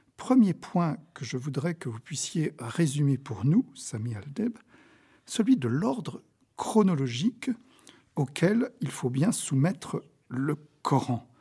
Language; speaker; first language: French; native; French